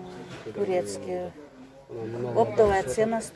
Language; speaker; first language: Russian; non-native, local second language; Uzbek